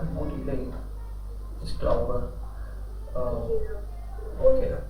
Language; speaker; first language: German; non-native, learner; Hindi